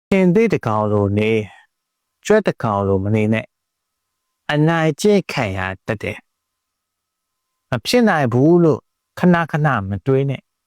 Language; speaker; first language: Burmese; native; Burmese